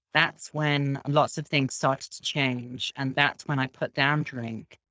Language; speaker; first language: English; native; English